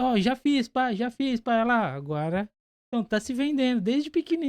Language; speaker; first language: Portuguese; native; Portuguese